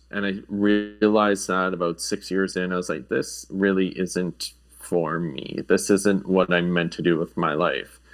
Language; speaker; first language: English; native; English